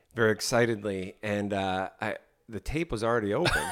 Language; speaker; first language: English; native; English